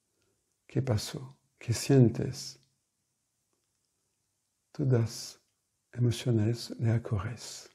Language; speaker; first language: Spanish; non-native, fluent; French